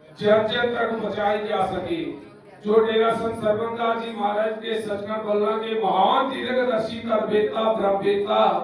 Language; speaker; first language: Hindi; non-native, local second language; Punjabi